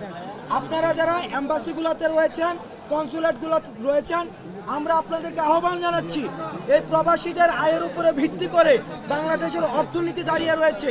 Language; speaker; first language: Bangla; native; Bangla